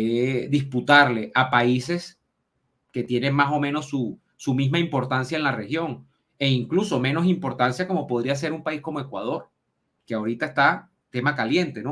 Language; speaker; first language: Spanish; native; Spanish